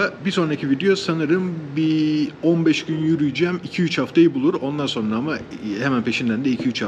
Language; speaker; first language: Turkish; native; Turkish